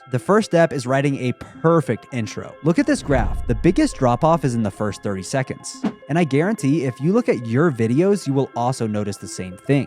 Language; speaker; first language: English; native; English